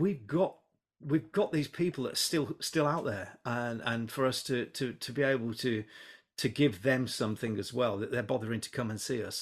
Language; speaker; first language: English; native; English